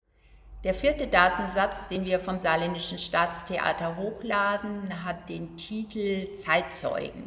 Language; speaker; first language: German; native; German